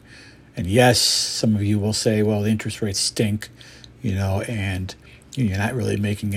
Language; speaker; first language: English; native; English